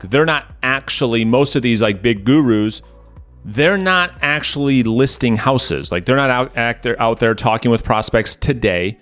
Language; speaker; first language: English; native; English